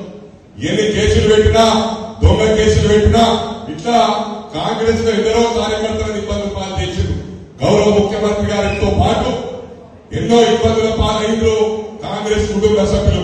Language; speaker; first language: Telugu; native; Telugu